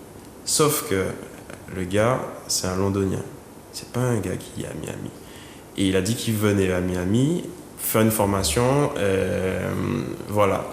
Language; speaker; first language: French; native; French